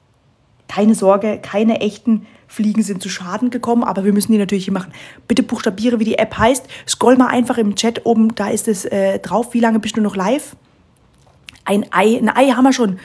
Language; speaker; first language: German; native; German